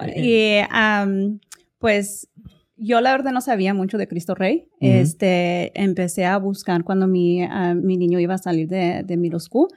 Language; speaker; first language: Spanish; early bilingual, heritage; Spanish